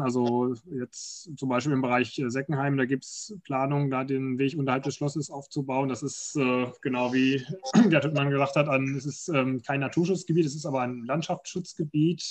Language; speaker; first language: German; native; German